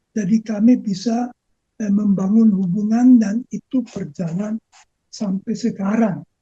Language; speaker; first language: Indonesian; non-native, fluent; German